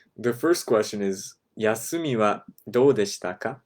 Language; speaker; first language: Japanese; non-native, learner; English